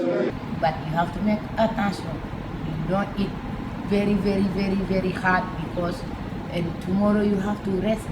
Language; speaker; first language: English; non-native, local second language; Wolof